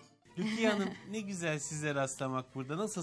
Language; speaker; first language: Turkish; native; Turkish